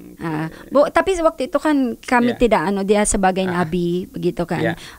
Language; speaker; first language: Indonesian; non-native, learner; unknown